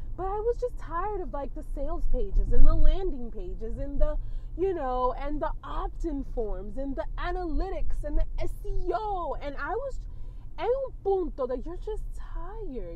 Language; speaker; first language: English; early bilingual, other home language; Spanish